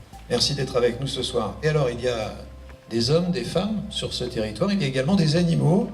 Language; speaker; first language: French; native; French